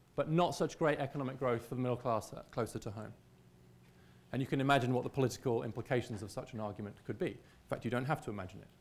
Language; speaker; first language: English; native; English